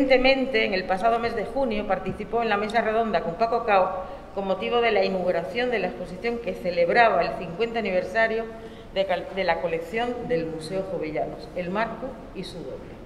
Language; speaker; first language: Spanish; native; Spanish